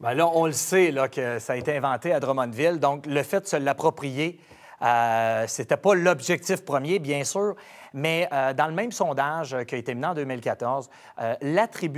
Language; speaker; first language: French; native; French